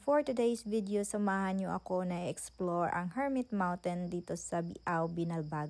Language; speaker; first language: Filipino; non-native, local second language; Hiligaynon